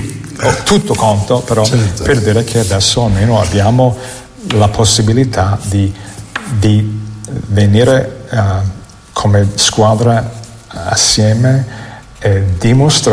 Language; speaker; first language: Italian; non-native, fluent; English